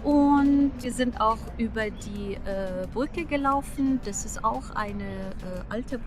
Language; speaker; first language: German; non-native, fluent; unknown